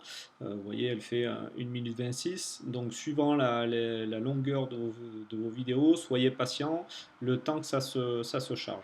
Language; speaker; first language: French; native; French